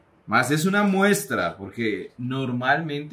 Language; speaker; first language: Portuguese; non-native, learner; Spanish